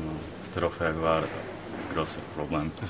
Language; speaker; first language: German; non-native, learner; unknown